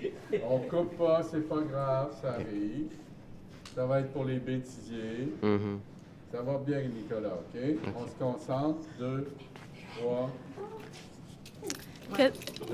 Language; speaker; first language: French; native; French